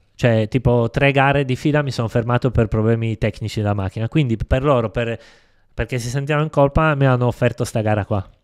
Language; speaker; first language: Italian; non-native, fluent; Polish